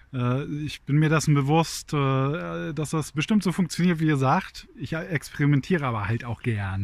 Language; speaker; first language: German; native; German